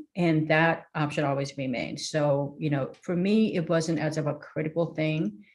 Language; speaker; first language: English; early bilingual, other home language; Korean